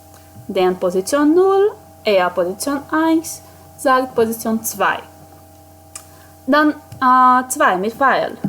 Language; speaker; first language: German; non-native, fluent; Portuguese